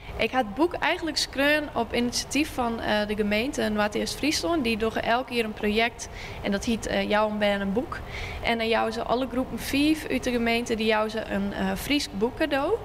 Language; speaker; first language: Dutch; non-native, local second language; Western Frisian